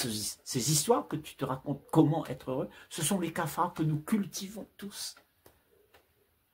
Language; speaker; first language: French; native; French